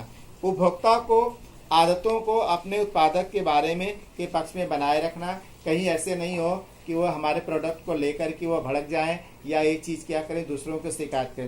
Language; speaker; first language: Hindi; native; Hindi